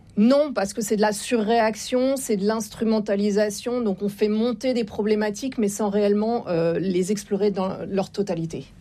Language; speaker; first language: French; native; French